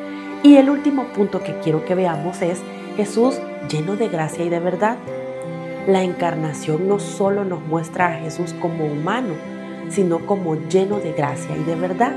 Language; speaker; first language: Spanish; native; Spanish